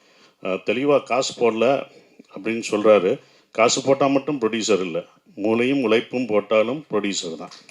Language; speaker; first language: Tamil; native; Tamil